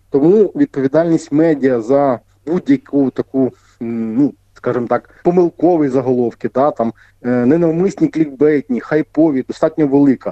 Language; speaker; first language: Ukrainian; non-native, local second language; Russian